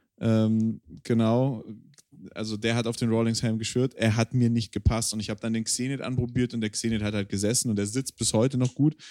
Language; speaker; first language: German; native; German